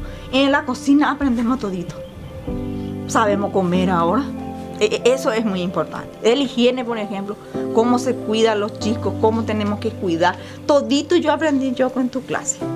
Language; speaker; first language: Spanish; non-native, local second language; Guarani